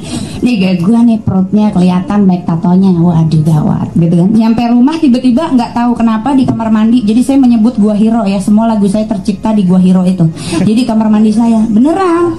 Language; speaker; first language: Indonesian; native; Indonesian